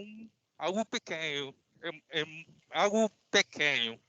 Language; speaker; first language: Portuguese; non-native, learner; Spanish